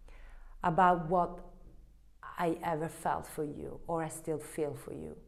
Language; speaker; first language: English; non-native, fluent; Italian